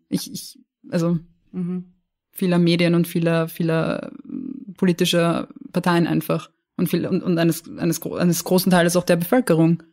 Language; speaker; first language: German; native; German